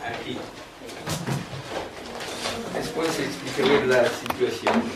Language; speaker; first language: Spanish; non-native, fluent; French